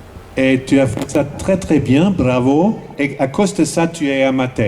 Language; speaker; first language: French; non-native, fluent; Swedish